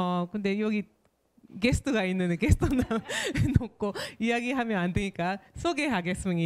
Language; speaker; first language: Korean; non-native, fluent; Japanese